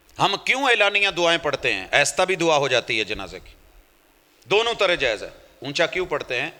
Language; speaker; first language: Urdu; non-native, local second language; Punjabi